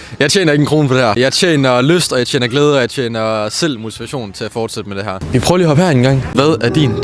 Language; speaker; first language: Danish; native; Danish